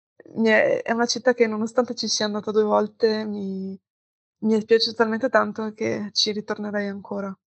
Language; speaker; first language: Italian; native; Italian